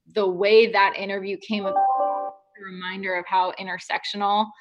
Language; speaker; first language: English; native; English